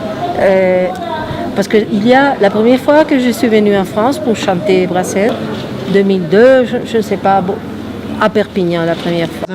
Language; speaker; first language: French; non-native, fluent; Spanish